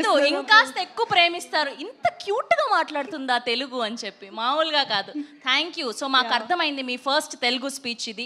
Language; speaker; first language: Telugu; native; Telugu